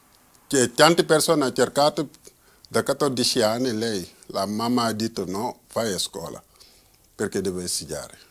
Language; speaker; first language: Italian; non-native, learner; Wolof